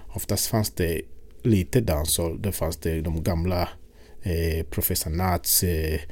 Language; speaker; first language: Swedish; non-native, fluent; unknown